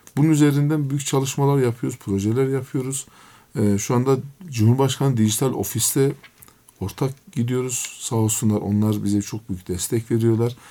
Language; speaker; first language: Turkish; native; Turkish